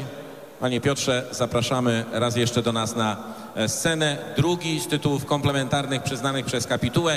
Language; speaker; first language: Polish; native; Polish